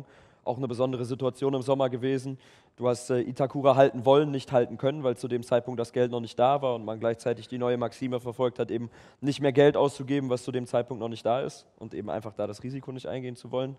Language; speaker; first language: German; native; German